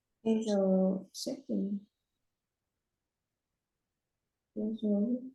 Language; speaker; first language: English; non-native, learner; Vietnamese